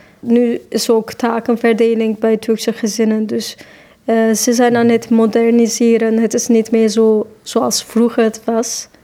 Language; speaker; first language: Dutch; non-native, fluent; Turkish